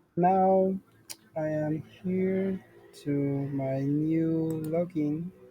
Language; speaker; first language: English; non-native, learner; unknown